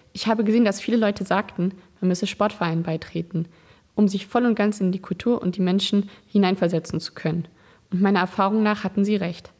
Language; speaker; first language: German; native; German